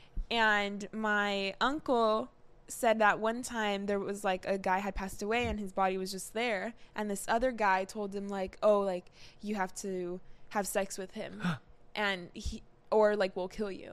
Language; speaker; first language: English; early bilingual, other home language; Spanish